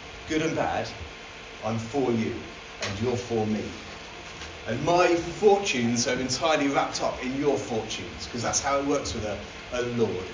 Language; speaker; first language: English; native; English